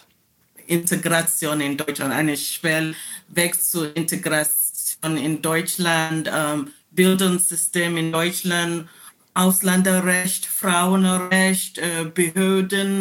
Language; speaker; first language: German; non-native, learner; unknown